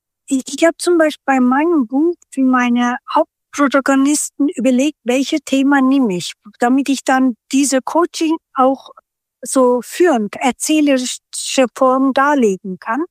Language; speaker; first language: German; non-native, fluent; Turkish